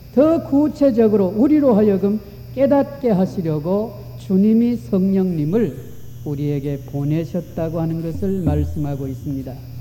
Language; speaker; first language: Korean; native; Korean